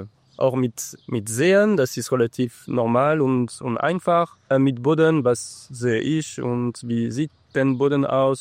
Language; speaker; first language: German; non-native, learner; English